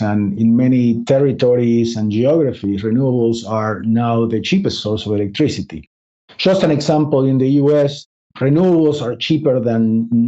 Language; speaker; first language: English; non-native, fluent; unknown